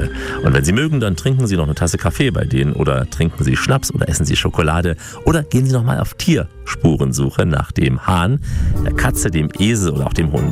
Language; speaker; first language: German; native; German